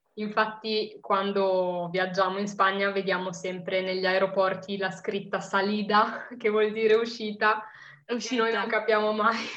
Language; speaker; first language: Italian; native; Italian